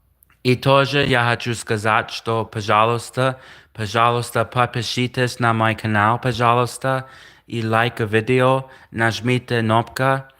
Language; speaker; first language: Russian; non-native, learner; English